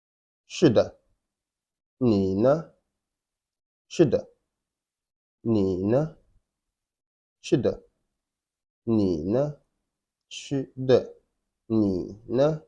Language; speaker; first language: Chinese; non-native, fluent; Wolof